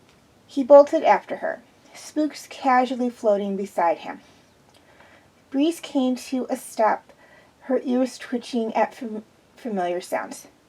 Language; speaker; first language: English; native; English